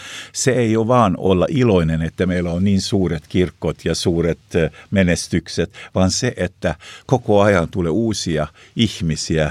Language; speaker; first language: Finnish; non-native, local second language; Swedish